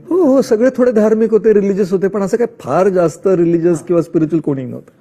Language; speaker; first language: Marathi; non-native, local second language; Marwari